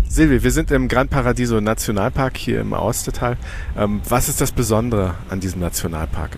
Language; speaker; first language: German; native; German